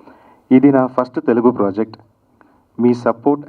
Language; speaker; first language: Telugu; non-native, learner; Kannada